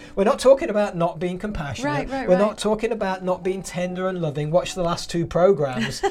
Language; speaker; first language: English; native; English